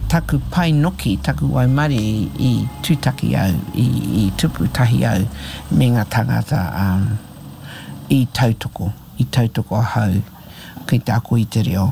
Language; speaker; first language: Māori; non-native, local second language; English